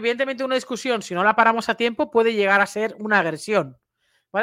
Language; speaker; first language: Spanish; native; Spanish